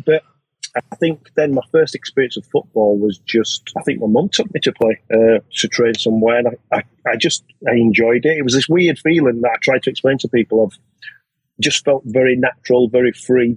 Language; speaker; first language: English; native; English